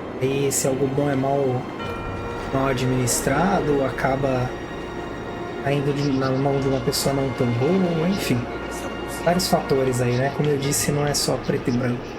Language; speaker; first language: Portuguese; native; Portuguese